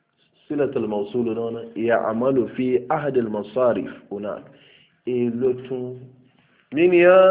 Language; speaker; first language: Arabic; non-native, fluent; Hausa